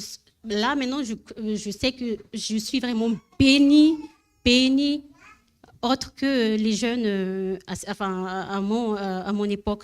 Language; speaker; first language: French; non-native, learner; Malagasy